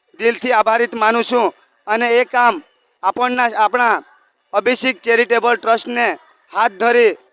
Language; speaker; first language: Gujarati; non-native, local second language; Kukna